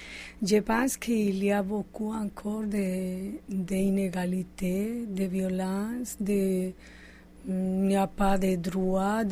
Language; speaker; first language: French; non-native, learner; Spanish